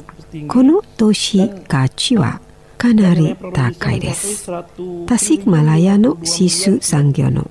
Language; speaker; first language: Japanese; non-native, fluent; Indonesian